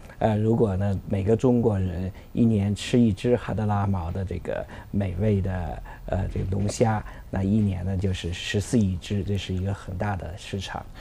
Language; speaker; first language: Chinese; native; Chinese